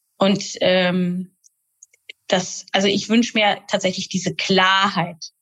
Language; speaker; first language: German; native; German